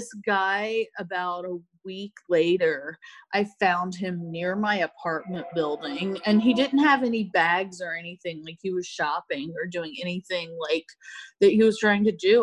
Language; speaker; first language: English; native; English